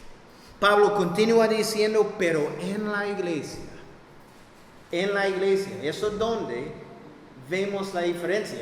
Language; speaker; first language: Spanish; non-native, fluent; English